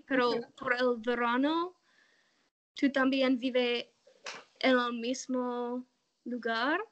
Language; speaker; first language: Spanish; non-native, learner; English